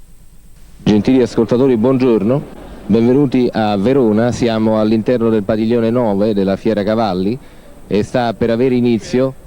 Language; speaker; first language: Italian; native; Italian